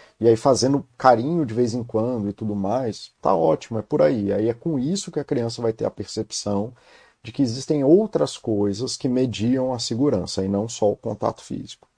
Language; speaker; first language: Portuguese; native; Portuguese